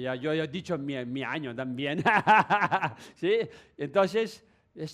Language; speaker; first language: Spanish; non-native, learner; Tibetan